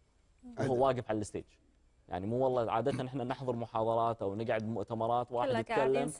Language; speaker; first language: Arabic; native; Arabic